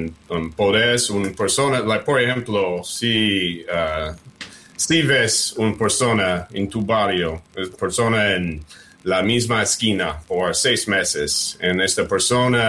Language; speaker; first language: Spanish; early bilingual, heritage; English